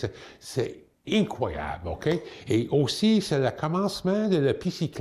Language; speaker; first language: French; non-native, local second language; English